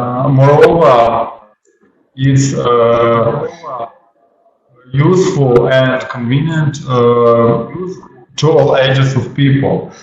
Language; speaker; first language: English; non-native, learner; Russian